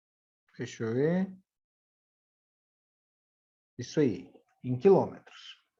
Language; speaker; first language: Portuguese; native; Portuguese